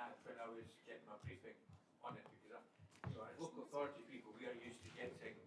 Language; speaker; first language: English; native; English